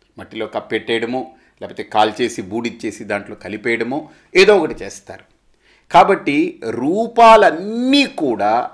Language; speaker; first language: Telugu; native; Telugu